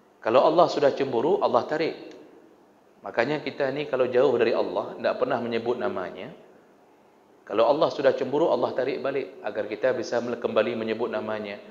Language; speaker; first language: Malay; non-native, local second language; Achinese